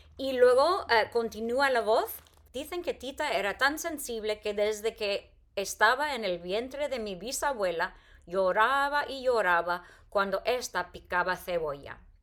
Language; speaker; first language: Spanish; non-native, fluent; English